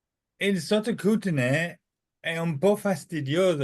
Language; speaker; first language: Italian; non-native, fluent; English